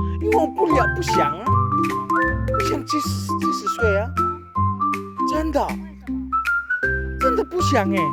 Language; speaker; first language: Chinese; non-native, learner; Filipino